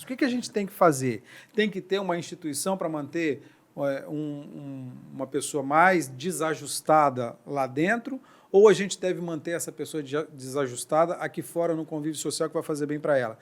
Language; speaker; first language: Portuguese; native; Portuguese